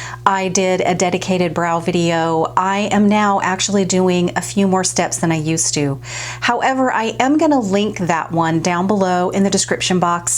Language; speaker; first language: English; native; English